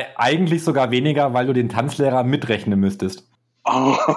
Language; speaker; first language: German; native; German